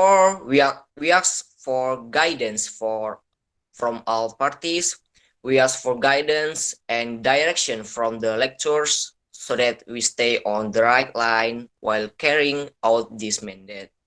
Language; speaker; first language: English; non-native, learner; Indonesian